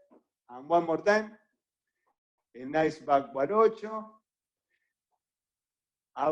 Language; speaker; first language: English; non-native, fluent; Spanish